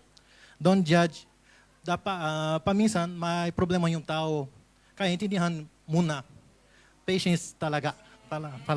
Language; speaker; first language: Filipino; non-native, learner; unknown